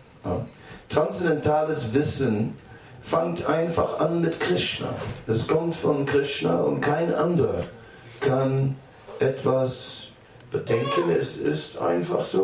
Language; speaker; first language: German; non-native, fluent; Dutch